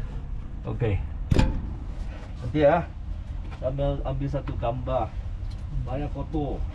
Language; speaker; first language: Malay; non-native, local second language; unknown